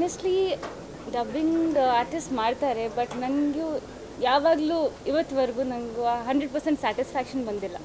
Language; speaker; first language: Kannada; non-native, learner; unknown